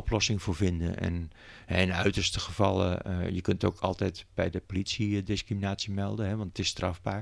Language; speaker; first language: Dutch; native; Dutch